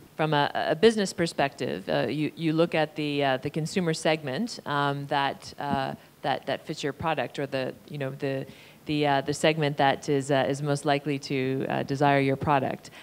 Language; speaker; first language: English; native; English